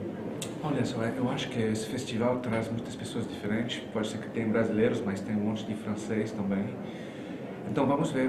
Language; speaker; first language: Portuguese; non-native, fluent; French